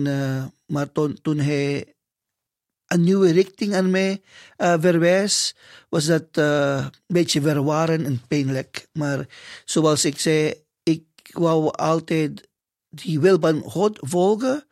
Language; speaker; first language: Dutch; non-native, fluent; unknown